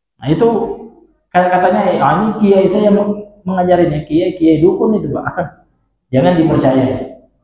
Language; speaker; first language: Indonesian; non-native, local second language; Minangkabau